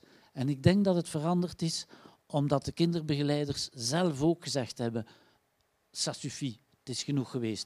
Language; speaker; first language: Dutch; native; Dutch